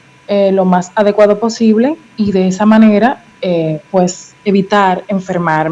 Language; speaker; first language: Spanish; native; Spanish